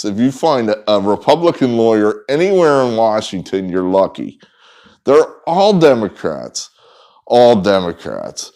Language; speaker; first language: English; native; English